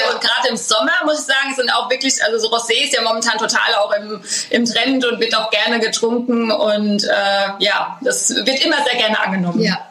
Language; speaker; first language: German; native; German